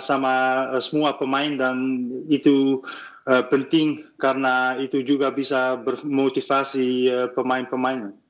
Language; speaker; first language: Indonesian; non-native, fluent; Dutch